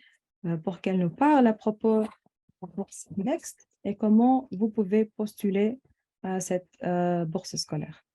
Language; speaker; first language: French; non-native, local second language; Arabic